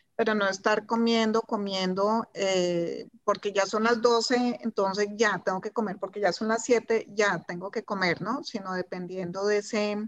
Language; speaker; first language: Spanish; native; Spanish